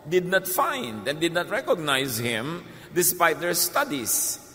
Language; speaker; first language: English; non-native, local second language; Filipino